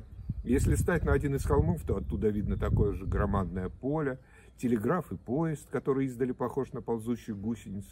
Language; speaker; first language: Russian; native; Russian